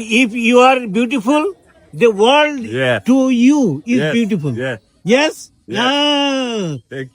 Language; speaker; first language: English; non-native, learner; Bangla